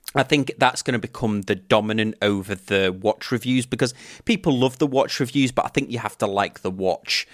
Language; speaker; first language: English; native; English